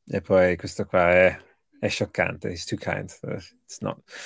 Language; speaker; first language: Italian; early bilingual, other home language; English